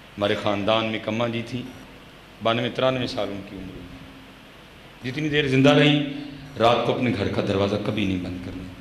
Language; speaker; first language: Urdu; non-native, local second language; Punjabi